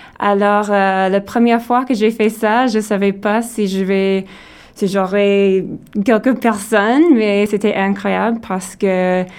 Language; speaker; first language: French; non-native, local second language; English